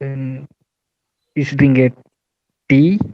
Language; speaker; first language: German; non-native, learner; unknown